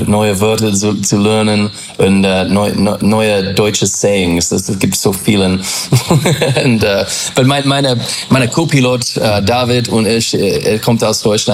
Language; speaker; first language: German; non-native, learner; English